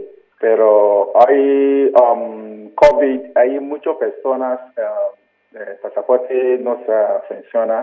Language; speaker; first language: Spanish; non-native, learner; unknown